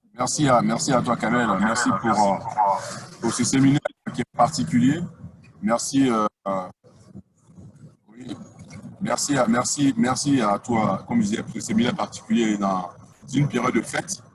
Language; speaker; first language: French; native; French